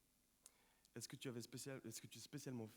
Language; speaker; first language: French; native; French